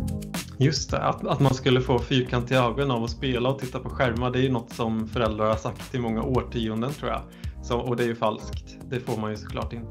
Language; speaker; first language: Swedish; native; Swedish